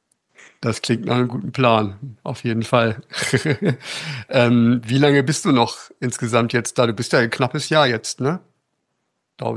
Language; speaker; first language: German; native; German